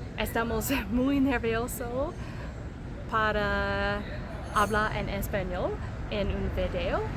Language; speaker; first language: Spanish; non-native, learner; English